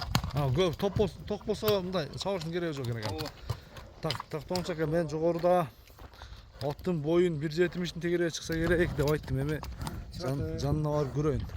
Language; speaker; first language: Kyrgyz; native; Kyrgyz